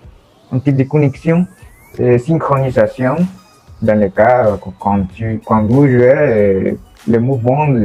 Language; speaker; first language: French; non-native, learner; Spanish